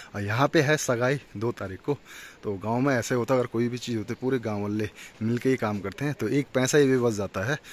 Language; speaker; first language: Hindi; native; Hindi